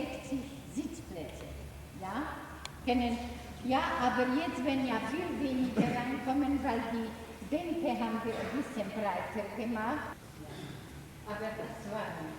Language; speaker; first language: German; non-native, learner; Slovak